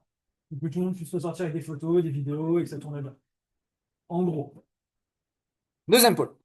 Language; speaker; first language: French; native; French